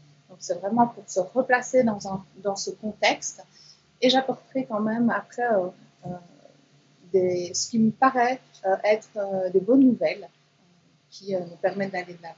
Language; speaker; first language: French; native; French